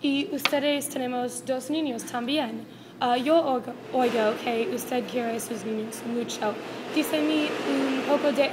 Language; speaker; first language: Spanish; non-native, learner; English